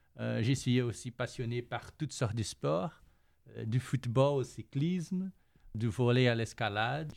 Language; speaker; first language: French; non-native, fluent; Portuguese